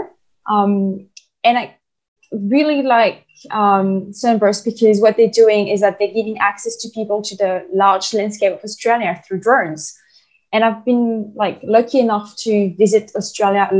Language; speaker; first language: English; non-native, fluent; French